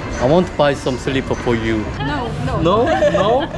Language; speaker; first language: English; non-native, learner; Korean